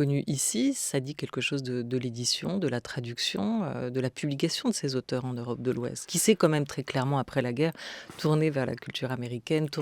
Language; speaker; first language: French; native; French